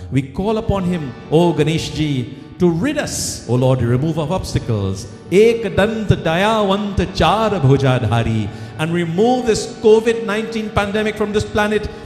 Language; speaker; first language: English; native; English